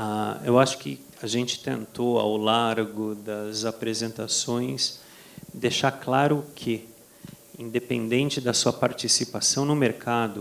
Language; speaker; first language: Portuguese; non-native, fluent; Spanish